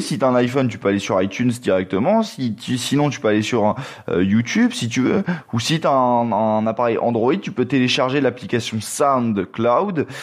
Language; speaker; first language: French; native; French